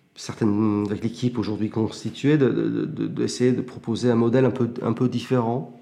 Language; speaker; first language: French; early bilingual, heritage; French